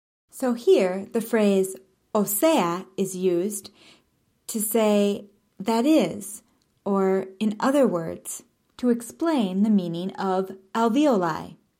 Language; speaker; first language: English; native; English